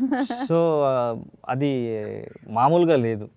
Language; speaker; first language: Telugu; non-native, learner; Kannada